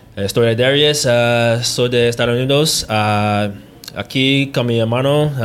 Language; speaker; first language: Spanish; non-native, learner; English